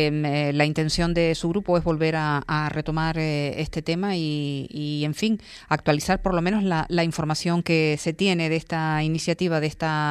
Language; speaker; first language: Spanish; native; Spanish